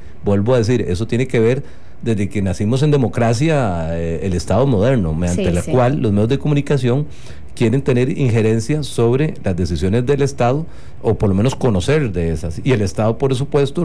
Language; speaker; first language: Spanish; native; Spanish